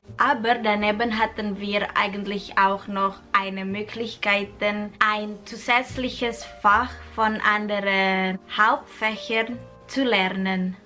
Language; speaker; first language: German; non-native, fluent; Indonesian